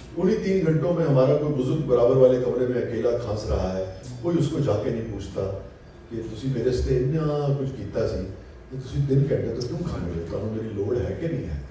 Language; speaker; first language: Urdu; non-native, local second language; Punjabi